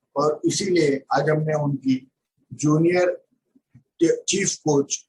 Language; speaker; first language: Hindi; non-native, local second language; Marathi